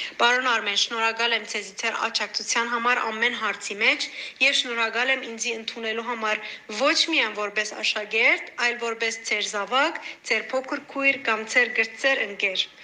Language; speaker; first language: Armenian; native; Armenian